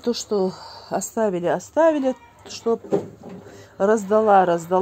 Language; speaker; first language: Russian; non-native, local second language; Ingush